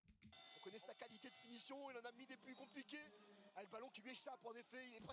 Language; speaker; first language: French; native; French